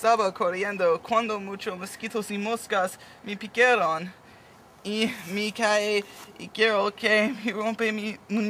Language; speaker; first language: Spanish; non-native, learner; English